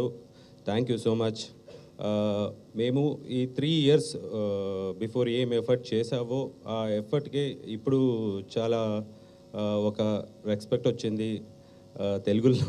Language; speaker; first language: Telugu; non-native, learner; Kannada